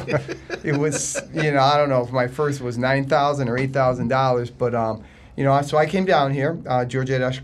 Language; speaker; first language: English; native; English